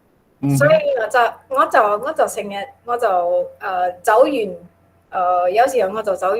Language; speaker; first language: Chinese; non-native, local second language; Min Nan Chinese